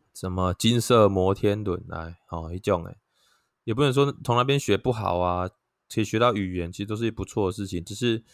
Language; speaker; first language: Chinese; non-native, local second language; Min Nan Chinese